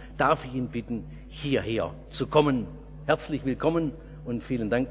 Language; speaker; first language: German; native; German